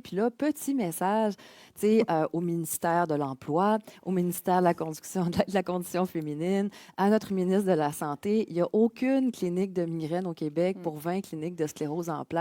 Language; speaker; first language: French; native; French